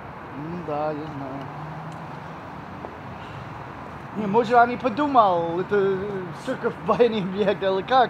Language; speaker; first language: Russian; non-native, learner; English